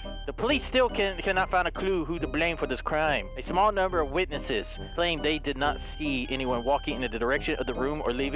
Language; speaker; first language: English; native; English